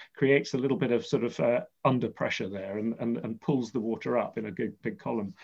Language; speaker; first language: English; native; English